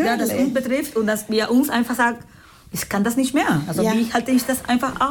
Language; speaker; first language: German; non-native, fluent; Spanish